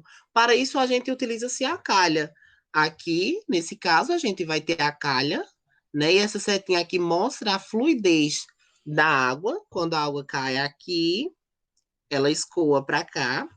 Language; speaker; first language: Portuguese; native; Portuguese